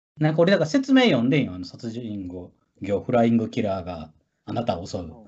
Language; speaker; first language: Japanese; native; Japanese